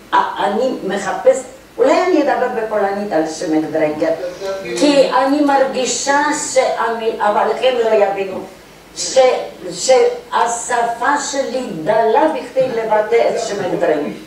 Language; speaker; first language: Hebrew; non-native, fluent; Polish